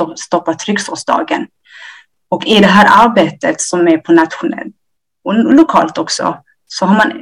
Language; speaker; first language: Swedish; early bilingual, other home language; Amharic